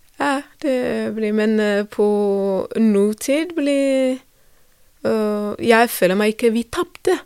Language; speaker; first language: Norwegian; non-native, learner; Tigrinya